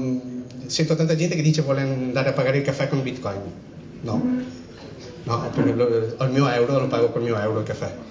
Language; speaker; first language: Italian; native; Italian